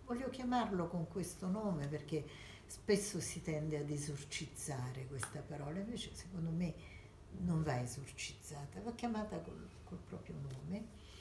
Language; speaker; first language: Italian; early bilingual, other home language; Armenian